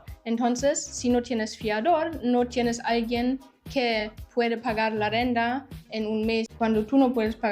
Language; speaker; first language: Spanish; non-native, fluent; German